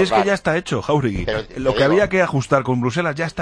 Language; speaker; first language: Spanish; native; Spanish